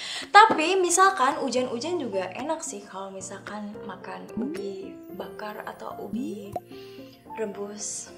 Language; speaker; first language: Indonesian; non-native, fluent; Korean